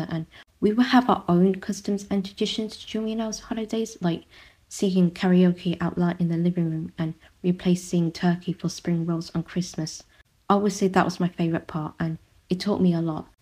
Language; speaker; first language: English; non-native, local second language; Vietnamese